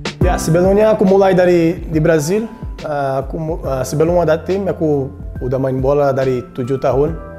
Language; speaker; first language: Indonesian; non-native, learner; Portuguese